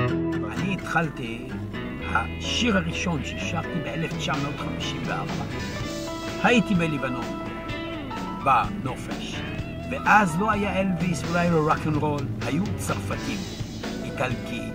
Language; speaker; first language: Hebrew; non-native, fluent; French